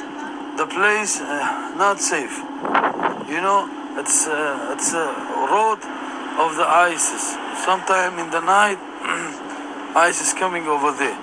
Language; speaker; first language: English; non-native, learner; Arabic